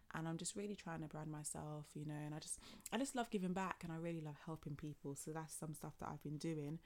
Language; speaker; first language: English; native; English